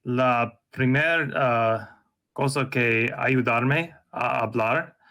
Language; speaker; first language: Spanish; non-native, learner; English